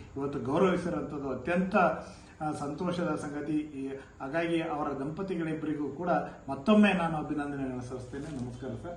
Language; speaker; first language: Kannada; native; Kannada